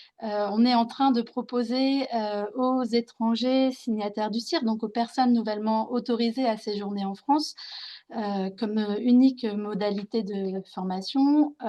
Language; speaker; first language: French; native; French